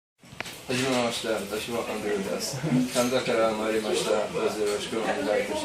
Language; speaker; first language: Japanese; non-native, learner; English